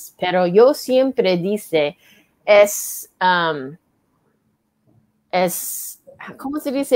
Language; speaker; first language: Spanish; non-native, learner; English